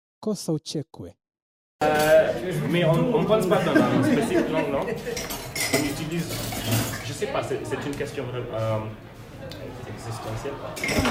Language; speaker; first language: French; non-native, learner; Swahili